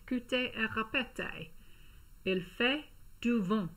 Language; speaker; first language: French; non-native, fluent; English